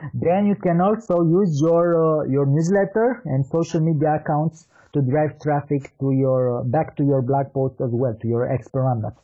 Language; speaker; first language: English; non-native, fluent; Romanian